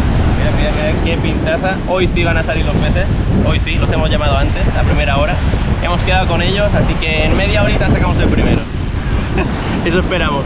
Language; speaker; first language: Spanish; native; Spanish